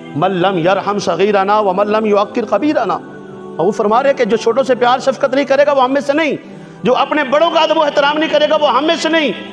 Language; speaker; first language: Urdu; non-native, local second language; Punjabi